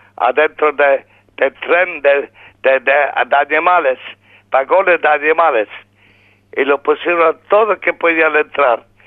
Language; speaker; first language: Spanish; non-native, fluent; Polish